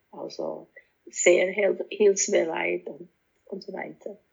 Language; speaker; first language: German; non-native, fluent; Cebuano